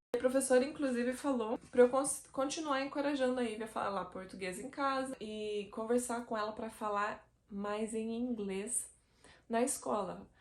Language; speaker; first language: Portuguese; native; Portuguese